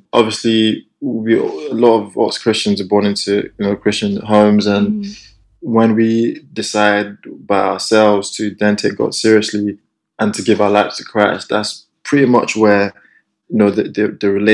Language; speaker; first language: English; non-native, local second language; Yoruba